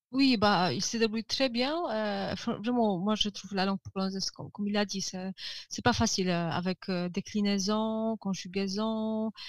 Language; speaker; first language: French; non-native, fluent; Polish